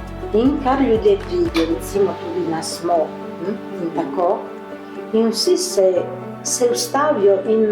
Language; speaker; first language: Slovenian; early bilingual, heritage; Slovenian